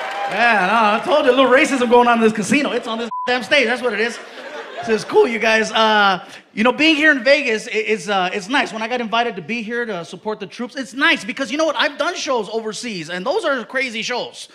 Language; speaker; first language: English; native; English